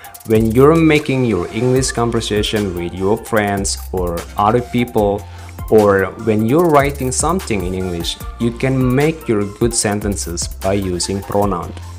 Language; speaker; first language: English; non-native, fluent; Indonesian